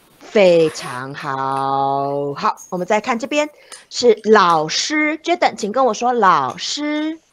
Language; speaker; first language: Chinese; native; Chinese